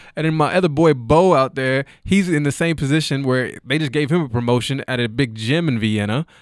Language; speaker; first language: English; native; English